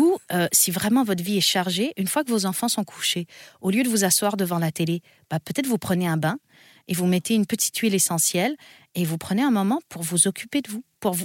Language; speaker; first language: French; native; French